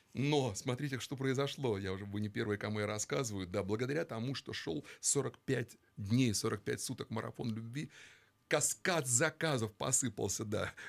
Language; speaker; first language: Russian; native; Russian